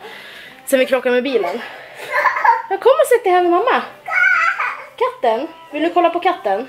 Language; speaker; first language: Swedish; native; Swedish